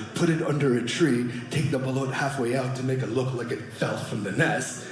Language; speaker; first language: English; native; English